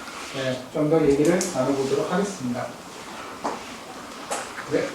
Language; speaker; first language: Korean; native; Korean